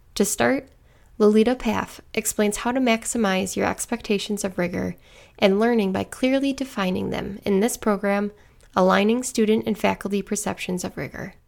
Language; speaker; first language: English; native; English